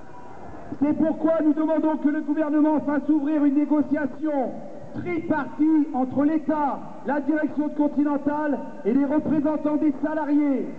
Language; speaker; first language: French; native; French